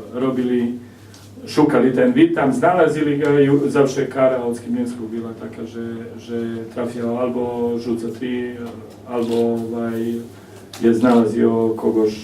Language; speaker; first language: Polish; non-native, learner; Croatian